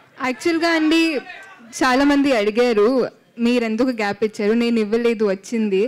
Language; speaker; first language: Telugu; non-native, fluent; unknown